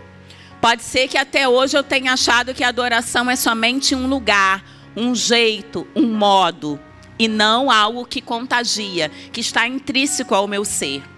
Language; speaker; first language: Portuguese; native; Portuguese